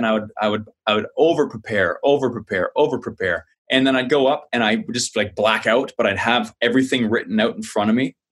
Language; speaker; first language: English; native; English